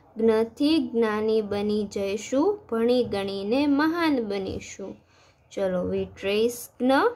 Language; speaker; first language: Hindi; non-native, local second language; Gujarati